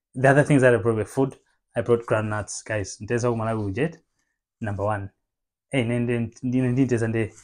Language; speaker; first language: English; non-native, local second language; Nyanja